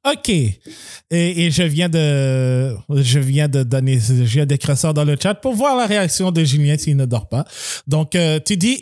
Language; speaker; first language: French; native; French